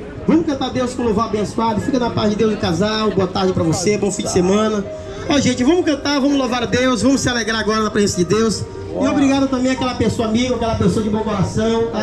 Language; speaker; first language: Portuguese; native; Portuguese